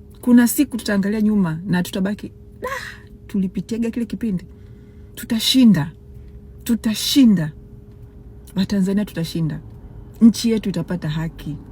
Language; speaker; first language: Swahili; native; Swahili